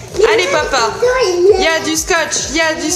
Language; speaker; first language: French; native; French